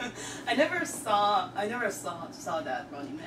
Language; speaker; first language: English; non-native, learner; Chinese